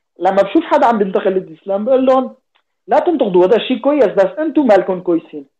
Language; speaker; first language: Arabic; non-native, local second language; Kurdish